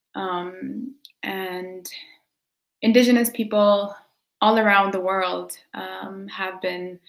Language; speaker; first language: English; early bilingual, other home language; Quechua